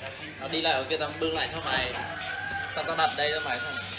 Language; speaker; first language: Vietnamese; native; Vietnamese